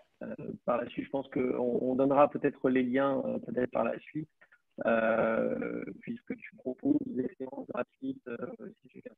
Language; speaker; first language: French; native; French